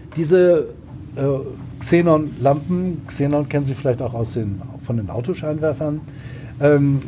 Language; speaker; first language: German; native; German